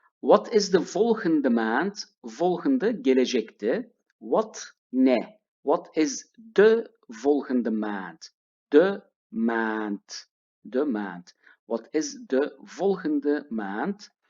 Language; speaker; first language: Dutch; non-native, fluent; Turkish